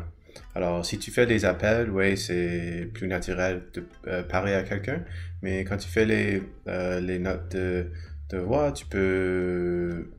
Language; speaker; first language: French; non-native, learner; English